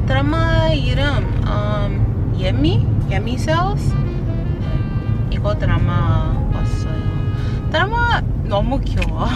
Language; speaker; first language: Korean; non-native, learner; English